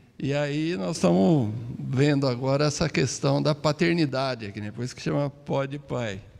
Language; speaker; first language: Portuguese; native; Portuguese